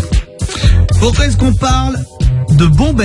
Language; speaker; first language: French; native; French